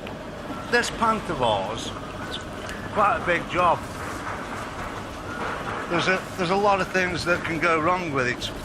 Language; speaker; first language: English; native; English